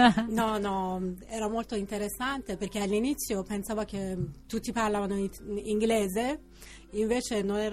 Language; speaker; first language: Italian; non-native, fluent; Persian